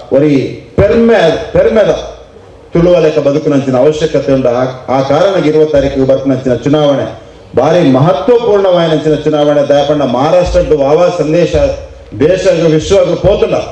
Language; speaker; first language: Kannada; non-native, local second language; Tulu